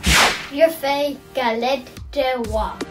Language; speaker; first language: French; non-native, learner; English